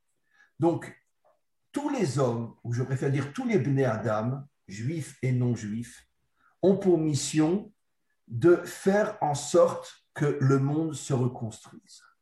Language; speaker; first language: French; native; French